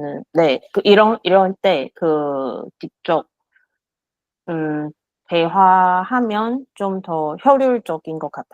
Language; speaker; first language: Korean; non-native, learner; Chinese